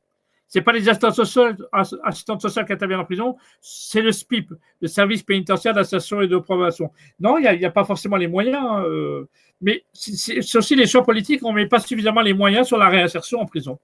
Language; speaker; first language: French; native; French